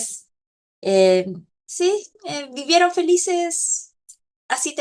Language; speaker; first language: Spanish; non-native, fluent; Korean